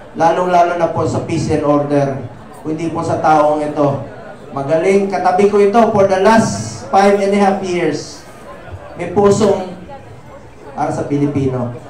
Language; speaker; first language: Filipino; non-native, local second language; Cebuano